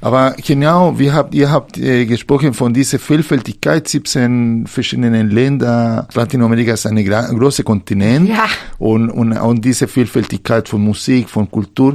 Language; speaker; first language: German; non-native, fluent; Spanish